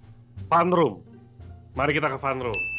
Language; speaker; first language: Indonesian; native; Indonesian